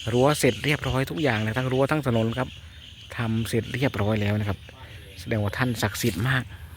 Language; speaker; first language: Thai; native; Thai